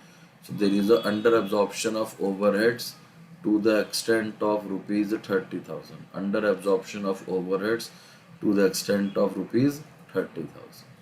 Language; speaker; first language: English; non-native, local second language; Hindi